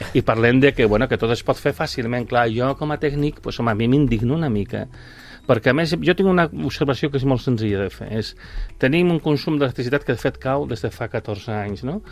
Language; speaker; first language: Catalan; non-native, local second language; Spanish